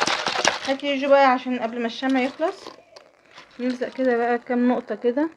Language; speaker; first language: Arabic; native; Arabic